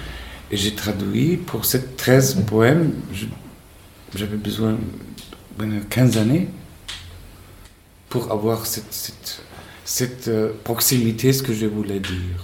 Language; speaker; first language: French; non-native, fluent; Spanish